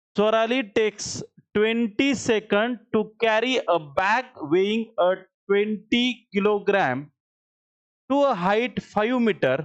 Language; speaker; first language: English; non-native, local second language; Marathi